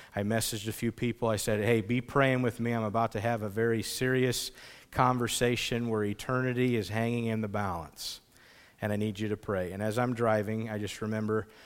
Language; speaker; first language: English; native; English